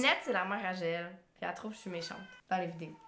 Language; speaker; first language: French; native; French